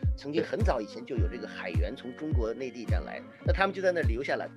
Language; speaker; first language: Chinese; native; Chinese